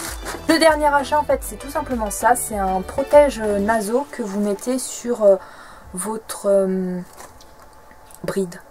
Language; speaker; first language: French; native; French